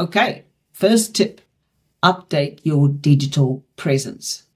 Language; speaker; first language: English; native; English